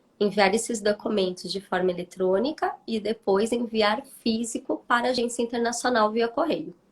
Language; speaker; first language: Portuguese; native; Portuguese